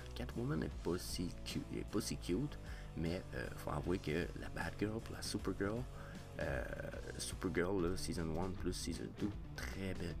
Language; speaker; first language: French; native; French